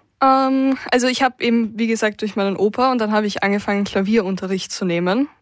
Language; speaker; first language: German; native; German